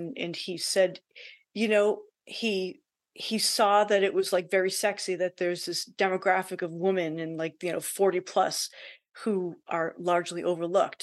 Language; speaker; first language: English; native; English